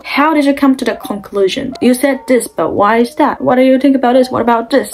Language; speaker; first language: English; non-native, fluent; Japanese